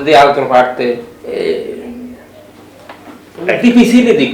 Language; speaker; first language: Italian; non-native, learner; Bangla